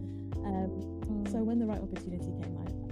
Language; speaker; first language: English; native; English